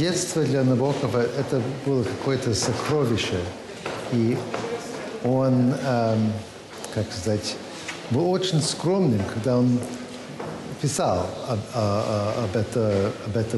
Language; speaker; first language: Russian; non-native, fluent; English